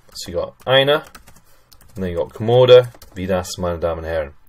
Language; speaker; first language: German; non-native, fluent; English